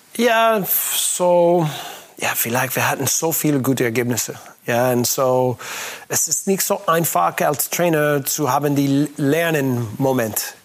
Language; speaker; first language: German; non-native, fluent; English